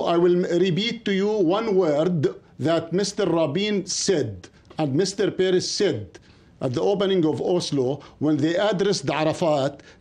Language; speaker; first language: English; non-native, fluent; Arabic